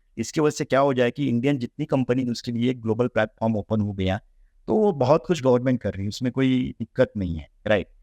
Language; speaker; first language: Hindi; non-native, local second language; Marathi